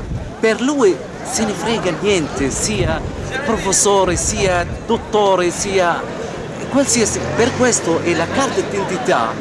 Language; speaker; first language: Italian; non-native, fluent; Arabic